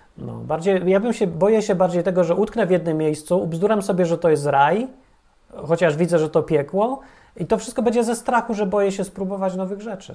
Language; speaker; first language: Polish; native; Polish